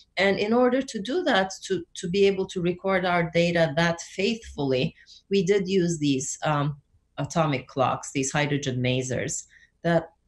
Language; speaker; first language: English; non-native, fluent; Turkish